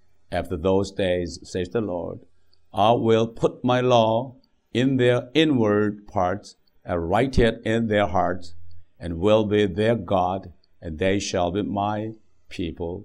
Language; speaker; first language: English; non-native, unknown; Korean